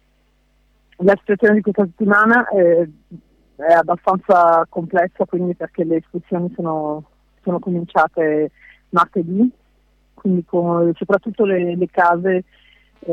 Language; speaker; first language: Italian; non-native, fluent; French